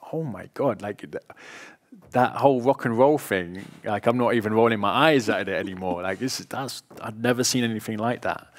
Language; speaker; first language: English; native; English